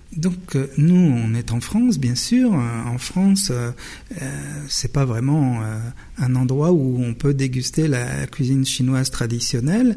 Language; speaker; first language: French; native; French